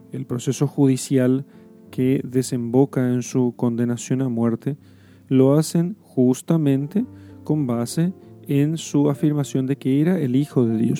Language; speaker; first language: Spanish; native; Spanish